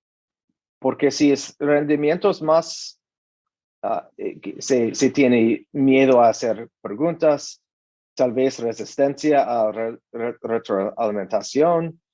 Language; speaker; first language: Spanish; non-native, learner; English